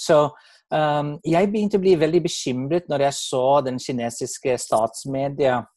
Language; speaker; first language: Norwegian; non-native, fluent; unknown